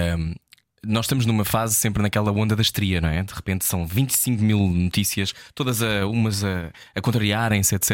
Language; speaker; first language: Portuguese; native; Portuguese